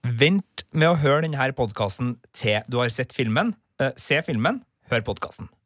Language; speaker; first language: Norwegian; native; Norwegian